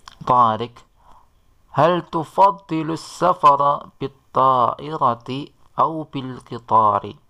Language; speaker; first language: Arabic; non-native, fluent; Indonesian